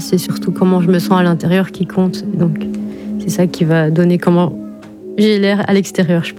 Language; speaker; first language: French; native; French